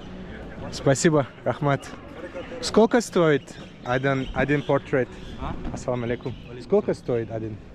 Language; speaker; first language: Russian; non-native, learner; Azerbaijani